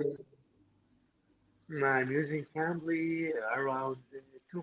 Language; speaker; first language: English; non-native, learner; Arabic